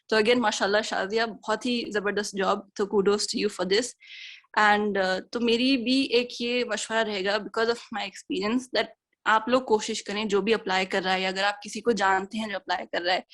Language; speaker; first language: Hindi; native; Hindi